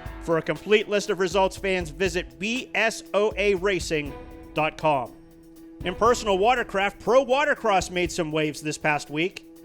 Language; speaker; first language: English; native; English